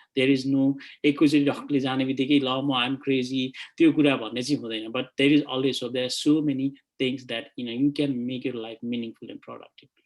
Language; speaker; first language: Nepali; native; Nepali